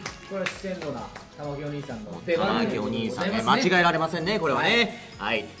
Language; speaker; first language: Japanese; native; Japanese